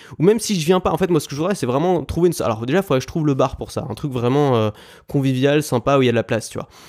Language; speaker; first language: French; native; French